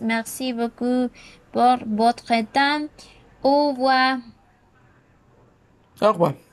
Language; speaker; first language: French; non-native, learner; Spanish